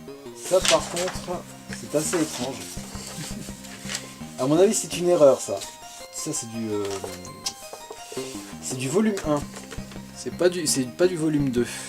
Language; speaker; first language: French; native; French